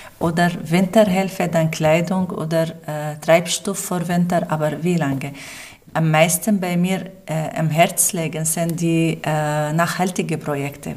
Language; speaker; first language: German; non-native, fluent; Arabic